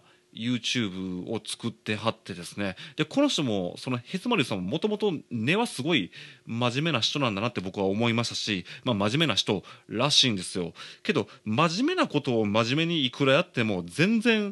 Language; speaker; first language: Japanese; native; Japanese